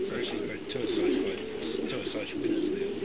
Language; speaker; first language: English; native; English